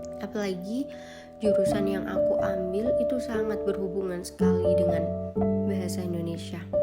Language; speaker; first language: Indonesian; non-native, local second language; Madurese